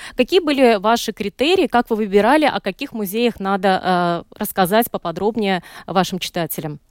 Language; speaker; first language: Russian; native; Russian